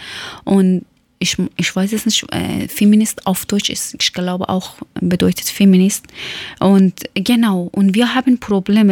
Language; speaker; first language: German; non-native, learner; Persian